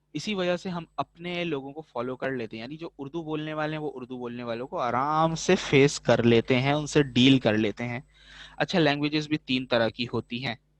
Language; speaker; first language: Urdu; native; Urdu